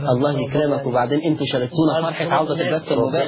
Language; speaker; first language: Arabic; native; Arabic